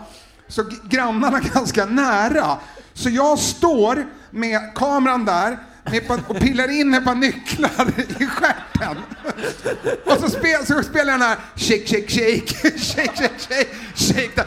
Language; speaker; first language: Swedish; native; Swedish